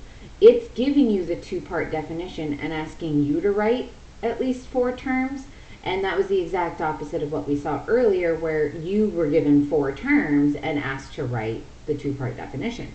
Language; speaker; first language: English; native; English